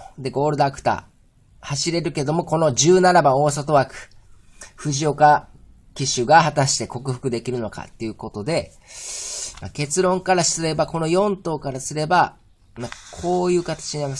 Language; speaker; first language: Japanese; native; Japanese